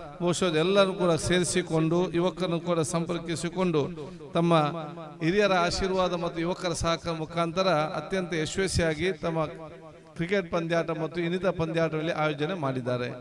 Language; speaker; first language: Kannada; non-native, local second language; Tulu